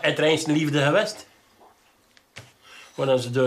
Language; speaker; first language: Dutch; native; Dutch